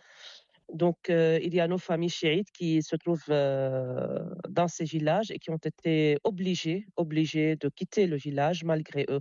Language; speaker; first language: French; non-native, local second language; Arabic